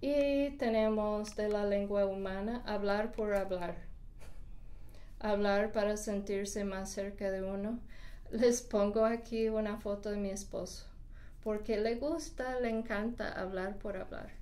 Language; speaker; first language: Spanish; non-native, fluent; English